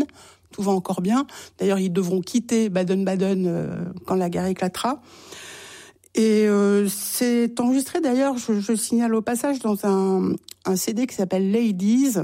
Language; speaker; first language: French; native; French